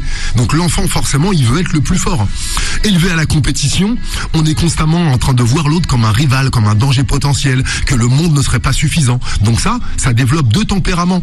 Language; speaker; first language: French; native; French